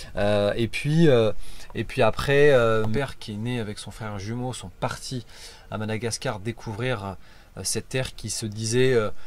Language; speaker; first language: French; native; French